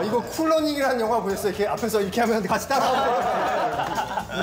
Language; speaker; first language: Korean; native; Korean